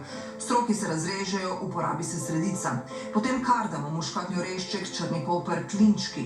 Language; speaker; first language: Slovenian; native; Slovenian